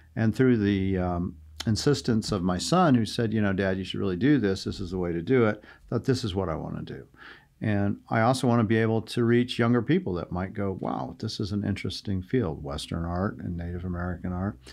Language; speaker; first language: English; native; English